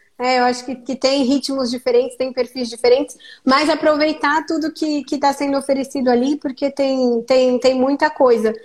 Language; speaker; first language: Portuguese; native; Portuguese